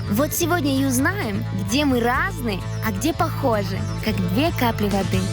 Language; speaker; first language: Russian; native; Russian